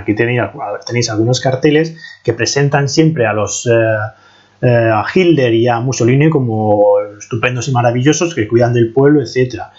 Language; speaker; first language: Spanish; native; Spanish